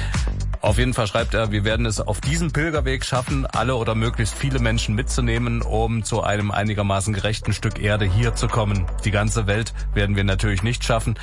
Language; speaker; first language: German; native; German